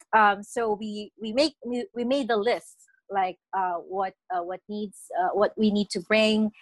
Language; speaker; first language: English; non-native, local second language; Filipino